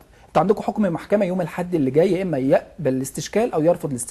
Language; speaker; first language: Arabic; native; Arabic